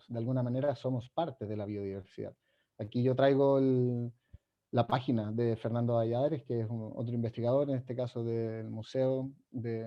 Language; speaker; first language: Spanish; native; Spanish